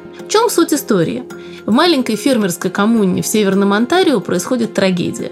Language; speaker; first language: Russian; native; Russian